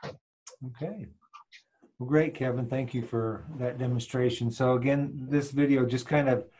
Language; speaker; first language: English; native; English